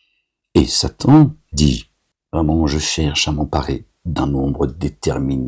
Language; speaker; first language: French; native; French